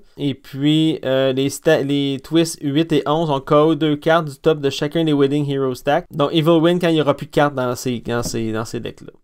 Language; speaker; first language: French; native; French